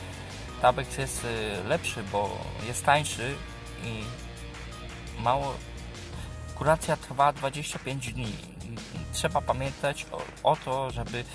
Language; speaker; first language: Polish; native; Polish